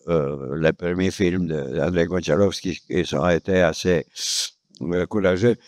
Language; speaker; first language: French; non-native, fluent; Romanian